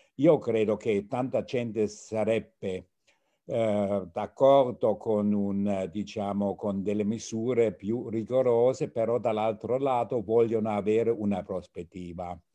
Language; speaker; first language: Italian; non-native, fluent; German